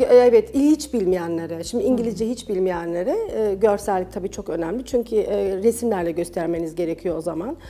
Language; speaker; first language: Turkish; early bilingual, heritage; Turkish